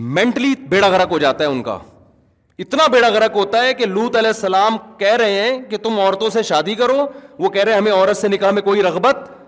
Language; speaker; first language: Urdu; native; Urdu